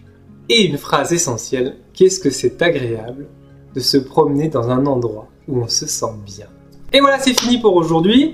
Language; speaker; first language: French; native; French